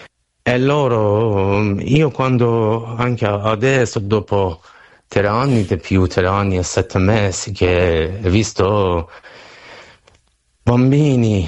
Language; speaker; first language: Italian; non-native, learner; Persian